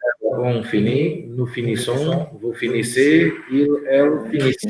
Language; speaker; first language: French; non-native, learner; Portuguese